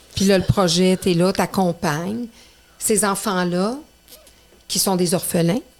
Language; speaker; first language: French; native; French